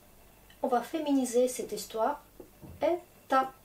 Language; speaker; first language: French; non-native, fluent; Russian